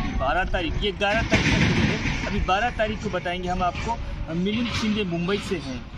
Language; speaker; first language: Hindi; non-native, local second language; Marathi